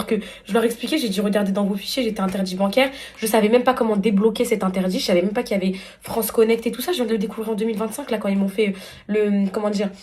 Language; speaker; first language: French; native; French